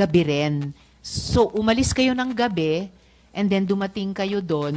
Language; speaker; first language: Filipino; native; Filipino